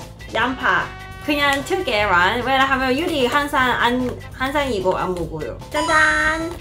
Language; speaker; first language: Korean; non-native, learner; Cantonese